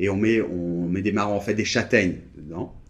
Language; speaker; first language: French; native; French